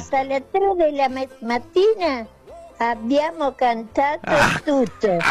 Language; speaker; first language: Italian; early bilingual, heritage; Spanish